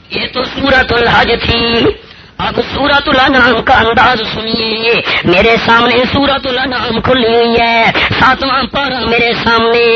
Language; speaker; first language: Urdu; non-native, local second language; Pashto